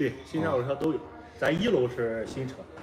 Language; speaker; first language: Chinese; native; Chinese